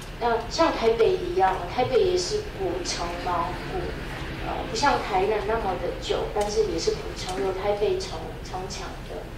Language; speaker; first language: Chinese; non-native, fluent; Korean